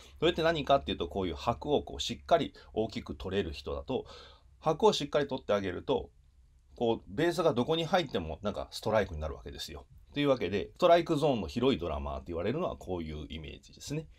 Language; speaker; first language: Japanese; native; Japanese